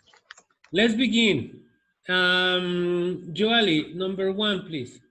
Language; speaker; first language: English; non-native, fluent; Spanish